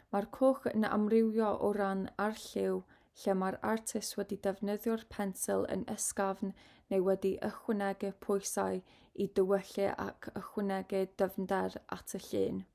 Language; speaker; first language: Welsh; non-native, local second language; English